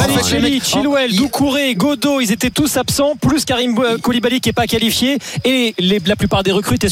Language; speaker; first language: French; native; French